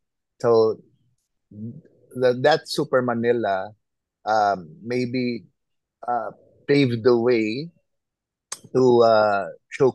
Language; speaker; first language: English; non-native, local second language; Filipino